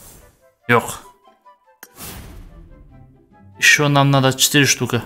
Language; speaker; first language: Russian; non-native, local second language; Uzbek